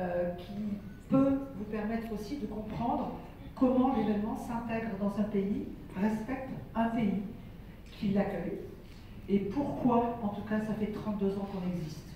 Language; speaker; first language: French; native; French